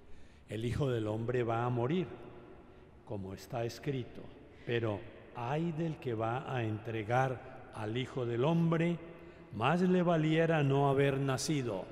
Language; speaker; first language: Spanish; native; Spanish